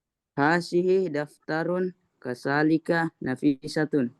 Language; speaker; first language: Arabic; non-native, learner; Indonesian